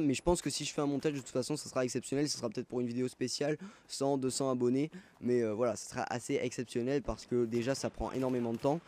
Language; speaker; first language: French; native; French